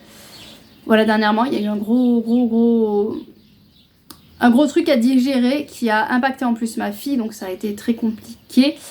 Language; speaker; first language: French; native; French